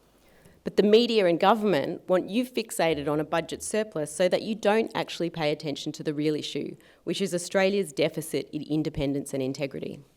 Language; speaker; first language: English; native; English